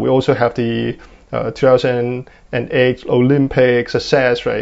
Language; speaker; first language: English; non-native, local second language; Cantonese